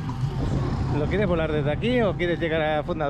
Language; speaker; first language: Spanish; native; Spanish